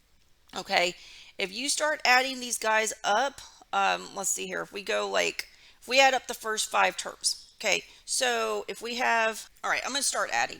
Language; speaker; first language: English; native; English